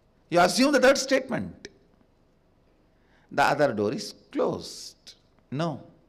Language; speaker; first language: English; non-native, local second language; Tamil